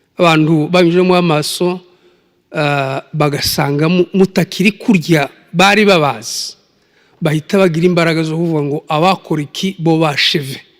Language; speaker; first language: Kinyarwanda; native; Kinyarwanda